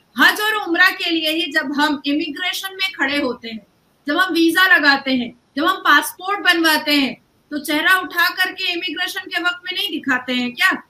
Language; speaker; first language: Hindi; native; Hindi